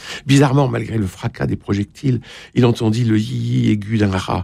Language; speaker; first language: French; native; French